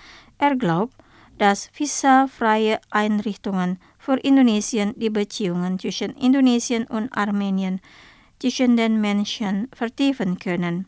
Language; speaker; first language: German; non-native, fluent; Indonesian